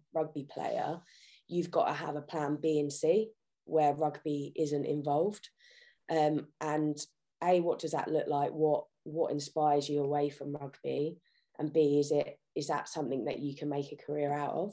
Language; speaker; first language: English; native; English